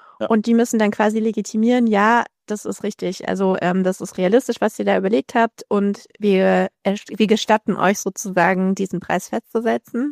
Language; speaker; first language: German; native; German